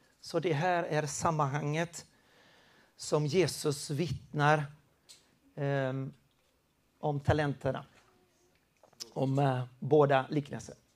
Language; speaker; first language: Swedish; non-native, fluent; Spanish